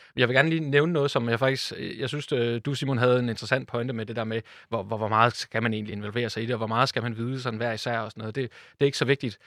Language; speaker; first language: Danish; native; Danish